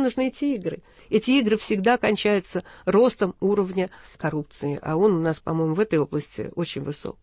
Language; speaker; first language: Russian; native; Russian